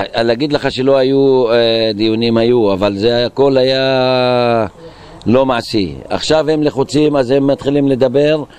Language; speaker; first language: Hebrew; non-native, local second language; Arabic